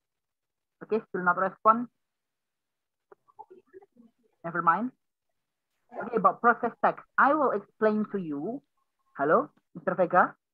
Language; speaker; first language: English; non-native, learner; Indonesian